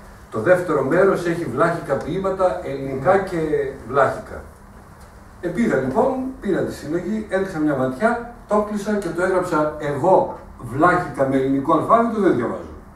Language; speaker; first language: Greek; non-native, local second language; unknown